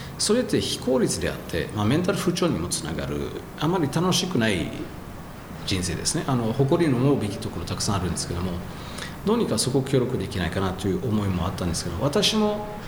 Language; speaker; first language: Japanese; non-native, fluent; French